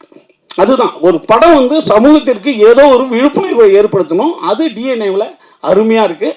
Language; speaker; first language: Tamil; native; Tamil